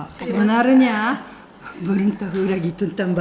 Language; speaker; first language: Indonesian; non-native, fluent; Japanese